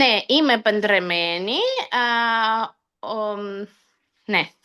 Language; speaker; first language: Greek; non-native, learner; Russian